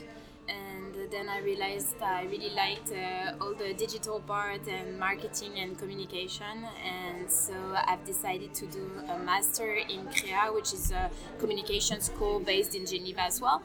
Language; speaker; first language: English; non-native, fluent; French